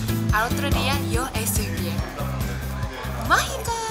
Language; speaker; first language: Spanish; non-native, learner; Korean